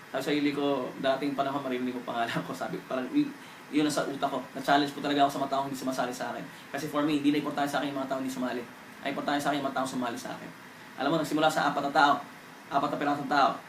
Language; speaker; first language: Filipino; native; Filipino